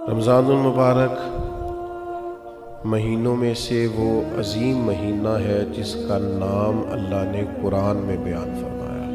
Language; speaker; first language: Urdu; native; Urdu